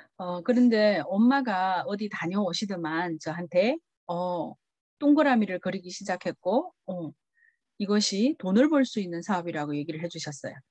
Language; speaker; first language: Korean; early bilingual, heritage; Korean